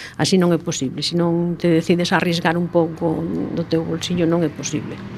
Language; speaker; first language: Galician; non-native, local second language; Spanish